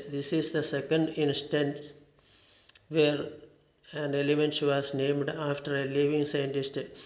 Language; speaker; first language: English; non-native, local second language; Malayalam